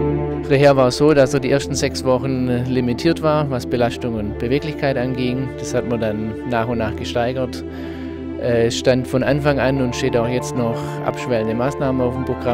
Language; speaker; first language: German; native; German